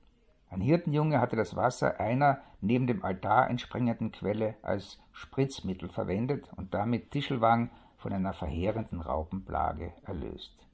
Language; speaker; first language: German; native; German